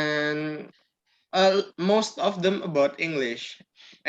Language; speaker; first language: English; non-native, learner; Indonesian